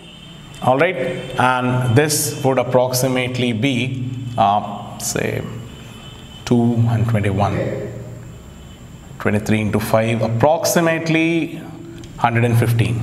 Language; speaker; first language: English; non-native, local second language; Hindi